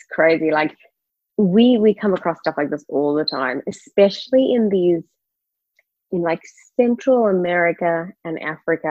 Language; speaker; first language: English; native; English